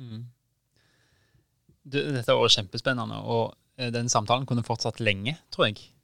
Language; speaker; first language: Norwegian; native; Norwegian